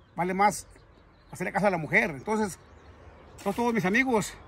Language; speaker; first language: Spanish; native; Spanish